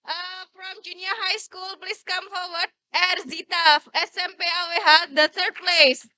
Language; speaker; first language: English; non-native, fluent; Indonesian